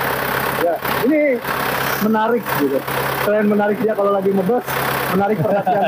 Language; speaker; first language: Indonesian; native; Indonesian